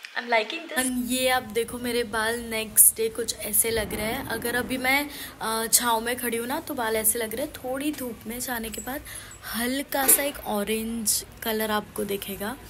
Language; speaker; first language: Hindi; non-native, local second language; Gujarati